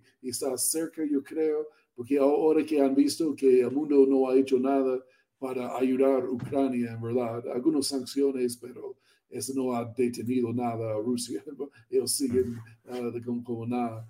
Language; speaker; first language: Spanish; non-native, learner; English